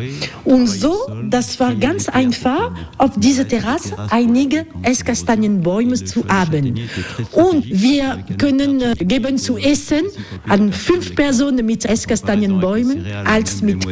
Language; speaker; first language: German; non-native, learner; French